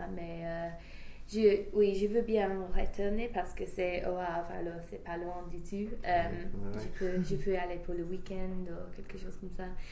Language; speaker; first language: French; non-native, fluent; English